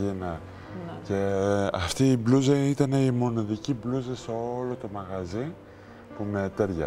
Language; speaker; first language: Greek; early bilingual, heritage; Greek